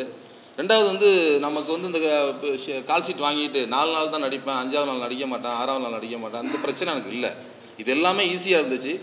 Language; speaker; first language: Tamil; native; Tamil